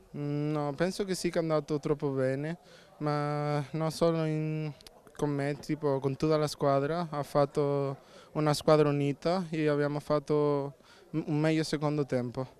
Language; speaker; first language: Italian; non-native, learner; Portuguese